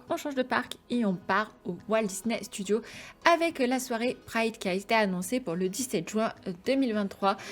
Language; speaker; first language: French; native; French